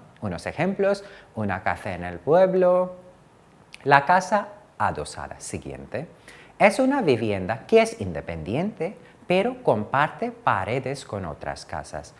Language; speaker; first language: Spanish; non-native, fluent; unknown